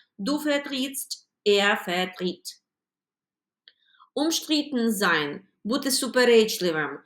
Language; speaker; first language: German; non-native, fluent; Ukrainian